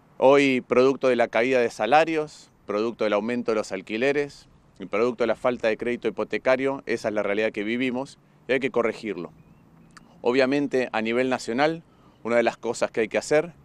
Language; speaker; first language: Spanish; native; Spanish